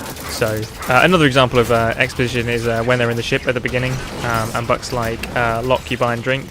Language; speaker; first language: English; native; English